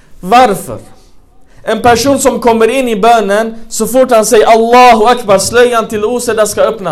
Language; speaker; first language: Swedish; non-native, fluent; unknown